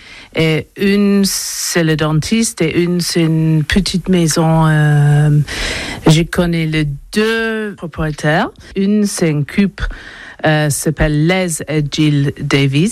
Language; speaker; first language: French; non-native, learner; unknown